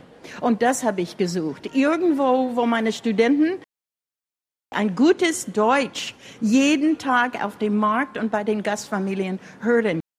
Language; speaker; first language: German; non-native, fluent; English